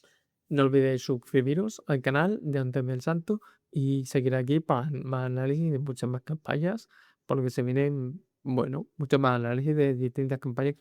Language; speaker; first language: Spanish; native; Spanish